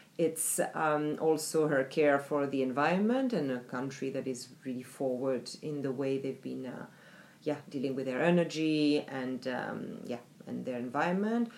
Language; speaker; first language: English; non-native, fluent; French